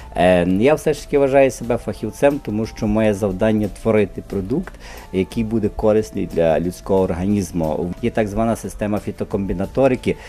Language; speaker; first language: Ukrainian; native; Ukrainian